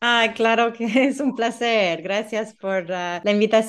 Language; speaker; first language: Spanish; early bilingual, heritage; Spanish